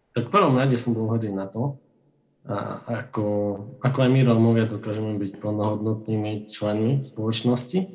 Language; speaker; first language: Slovak; native; Slovak